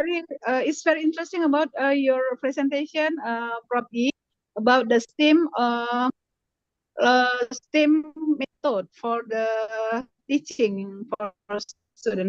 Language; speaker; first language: English; non-native, learner; Indonesian